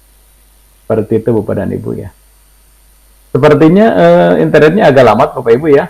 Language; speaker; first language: Indonesian; native; Indonesian